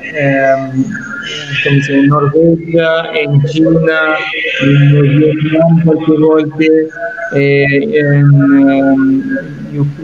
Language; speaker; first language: Italian; non-native, fluent; Arabic